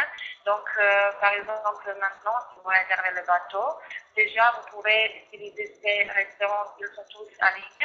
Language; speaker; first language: French; non-native, fluent; Croatian